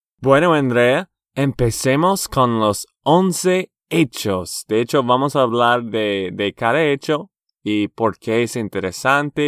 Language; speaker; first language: Spanish; non-native, fluent; English